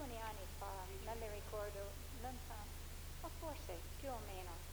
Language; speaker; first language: Italian; non-native, fluent; English